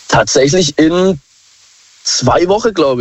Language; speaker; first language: German; native; German